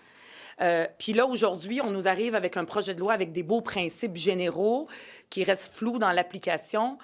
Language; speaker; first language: French; early bilingual, other home language; Arabic